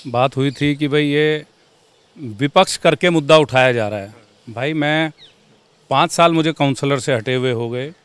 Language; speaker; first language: Hindi; native; Hindi